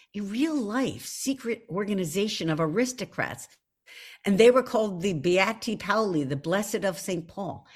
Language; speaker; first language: English; native; English